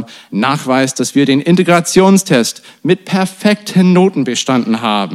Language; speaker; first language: German; non-native, fluent; English